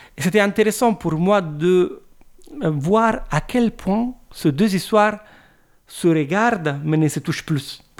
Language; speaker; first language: French; non-native, fluent; Italian